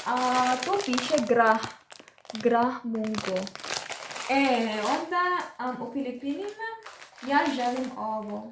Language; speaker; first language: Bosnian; non-native, learner; Filipino